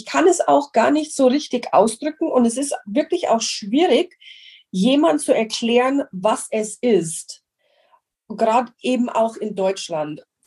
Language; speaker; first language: German; non-native, fluent; English